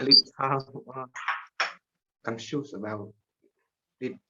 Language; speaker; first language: English; non-native, learner; Khmer